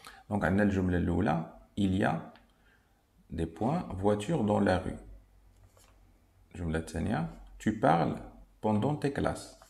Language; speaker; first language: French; non-native, local second language; Arabic